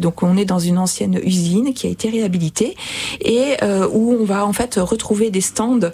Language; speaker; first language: French; native; French